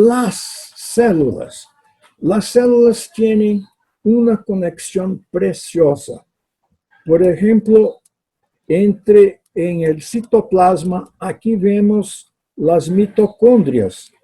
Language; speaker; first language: Spanish; non-native, fluent; Portuguese